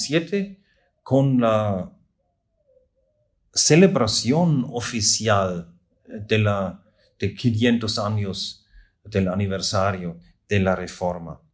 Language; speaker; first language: Spanish; non-native, fluent; German